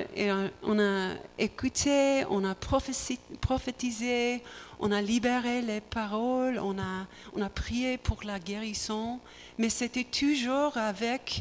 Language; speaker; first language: French; non-native, learner; English